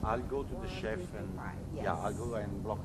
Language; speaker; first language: English; non-native, fluent; Italian